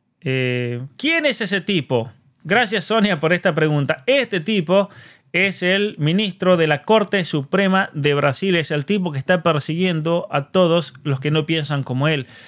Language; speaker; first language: Spanish; native; Spanish